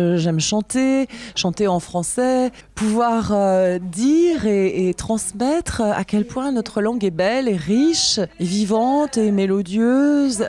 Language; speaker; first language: French; native; French